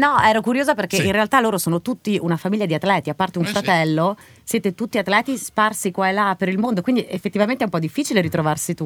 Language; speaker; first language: Italian; native; Italian